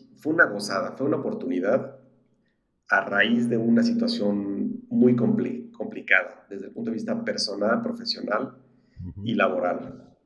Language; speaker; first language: Spanish; native; Spanish